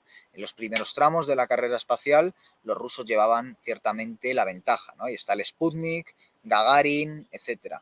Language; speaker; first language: Spanish; native; Spanish